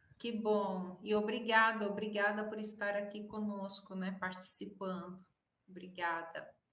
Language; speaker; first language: Portuguese; native; Portuguese